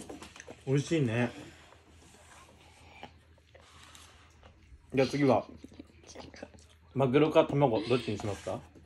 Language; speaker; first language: Japanese; native; Japanese